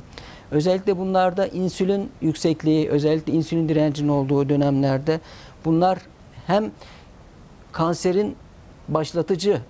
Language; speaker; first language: Turkish; native; Turkish